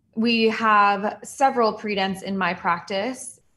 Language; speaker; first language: English; native; English